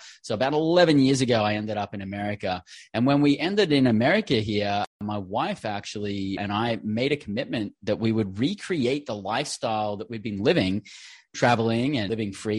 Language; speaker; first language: English; native; English